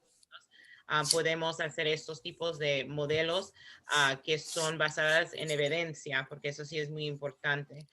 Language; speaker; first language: Spanish; early bilingual, heritage; Spanish